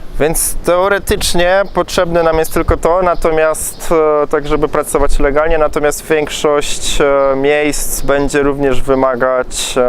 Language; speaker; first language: Polish; native; Polish